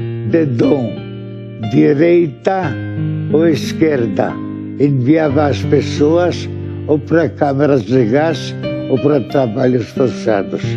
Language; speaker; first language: Portuguese; non-native, fluent; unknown